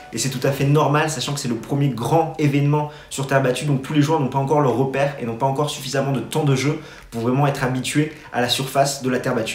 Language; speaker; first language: French; native; French